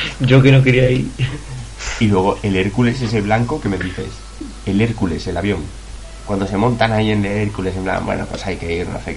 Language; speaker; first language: Spanish; native; Spanish